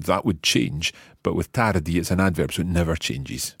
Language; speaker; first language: English; native; English